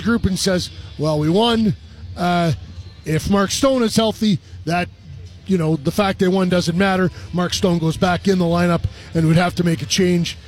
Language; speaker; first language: English; native; English